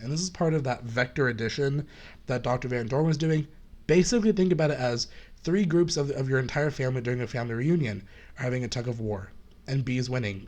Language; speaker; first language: English; native; English